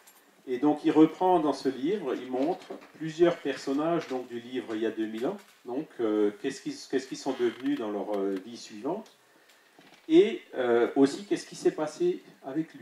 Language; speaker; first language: French; native; French